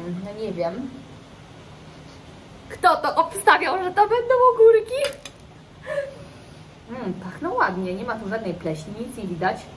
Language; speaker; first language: Polish; native; Polish